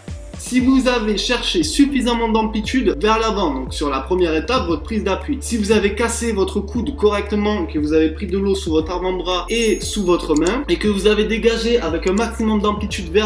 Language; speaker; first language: French; native; French